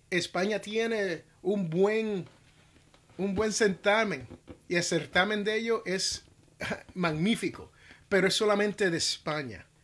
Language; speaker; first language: Spanish; native; Spanish